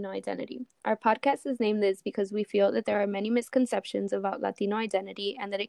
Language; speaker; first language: English; native; English